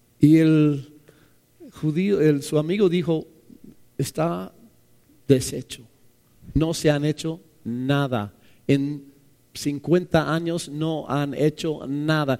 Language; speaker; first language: Spanish; non-native, fluent; English